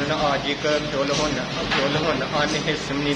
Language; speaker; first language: Korean; non-native, learner; Punjabi